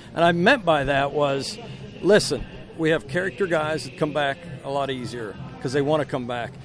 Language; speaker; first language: English; native; English